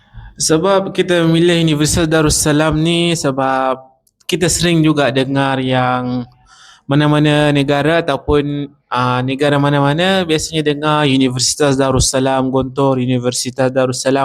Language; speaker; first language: Indonesian; non-native, learner; Arabic